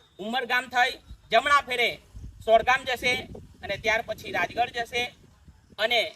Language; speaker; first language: Gujarati; non-native, local second language; Vasavi